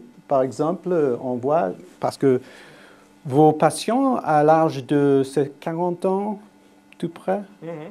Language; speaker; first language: French; non-native, fluent; English